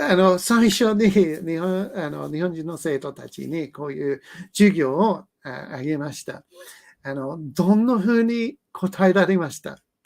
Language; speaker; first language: Japanese; non-native, learner; English